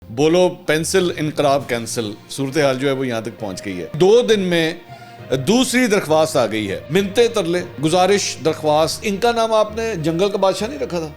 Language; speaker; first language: Urdu; native; Urdu